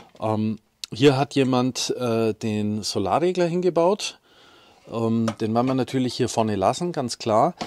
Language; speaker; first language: German; native; German